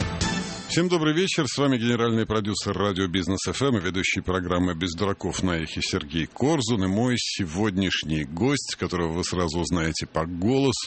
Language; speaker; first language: Russian; native; Russian